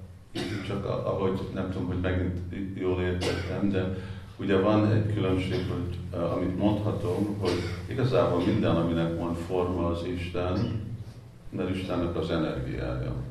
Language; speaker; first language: Hungarian; non-native, fluent; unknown